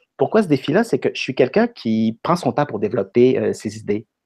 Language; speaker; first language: French; native; French